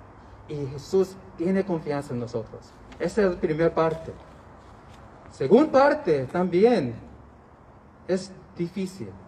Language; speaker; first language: Spanish; non-native, learner; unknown